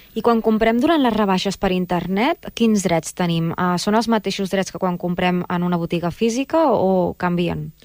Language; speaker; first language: Catalan; native; Catalan